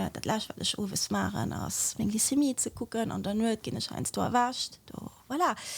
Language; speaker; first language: Luxembourgish; early bilingual, other home language; Portuguese